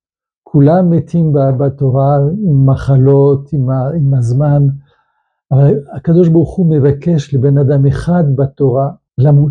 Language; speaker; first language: Hebrew; non-native, fluent; French